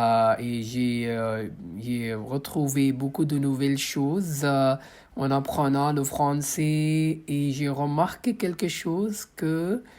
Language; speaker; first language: French; non-native, fluent; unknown